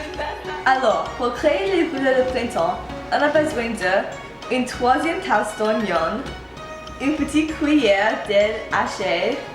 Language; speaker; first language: French; non-native, learner; English